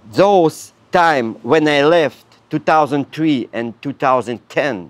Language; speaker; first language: English; non-native, learner; Russian